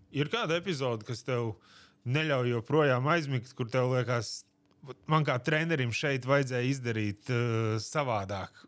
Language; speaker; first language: Latvian; native; Latvian